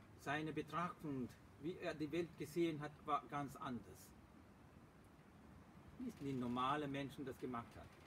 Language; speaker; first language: German; non-native, fluent; Sinhala